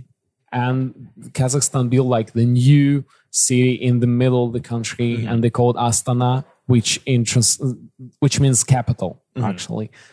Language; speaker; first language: English; non-native, fluent; Kazakh